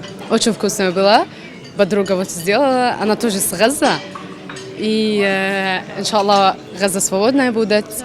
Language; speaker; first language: Russian; non-native, fluent; Arabic